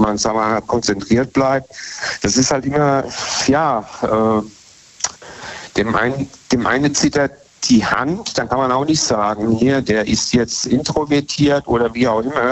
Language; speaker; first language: German; native; German